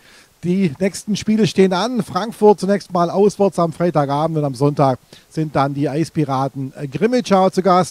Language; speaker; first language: German; native; German